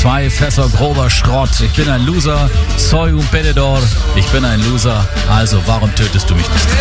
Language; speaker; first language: German; native; German